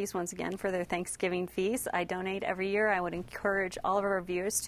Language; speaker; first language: English; native; English